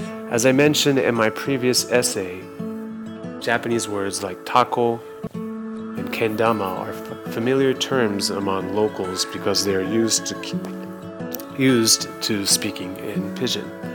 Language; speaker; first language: English; non-native, fluent; Japanese